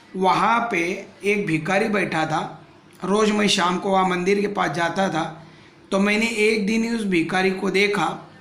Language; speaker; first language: Hindi; non-native, local second language; Marathi